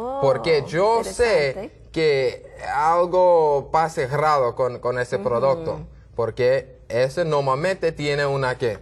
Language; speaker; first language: Spanish; non-native, learner; English